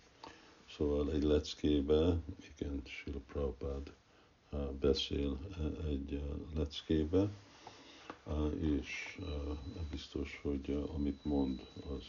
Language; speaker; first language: Hungarian; early bilingual, heritage; Hungarian